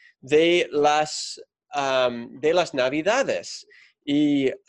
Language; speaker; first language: Spanish; non-native, fluent; English